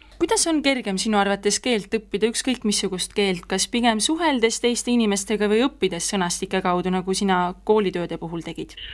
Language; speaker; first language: Estonian; native; Estonian